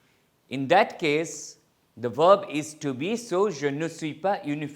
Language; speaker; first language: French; non-native, fluent; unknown